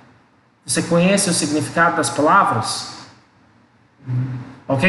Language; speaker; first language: Portuguese; non-native, learner; English